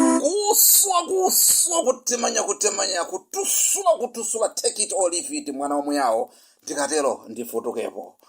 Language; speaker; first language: Nyanja; non-native, local second language; Yao